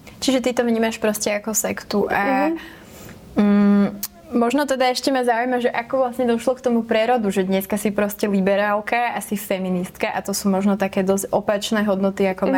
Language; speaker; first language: Slovak; native; Slovak